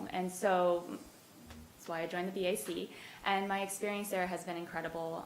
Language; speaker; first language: English; native; English